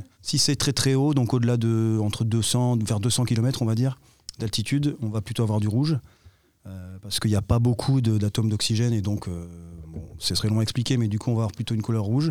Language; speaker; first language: French; native; French